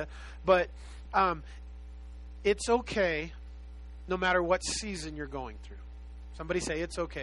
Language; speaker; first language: English; native; English